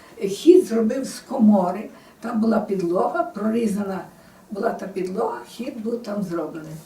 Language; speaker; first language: Ukrainian; native; Ukrainian